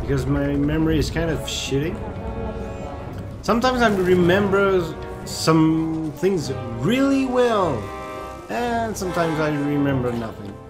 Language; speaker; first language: English; non-native, fluent; French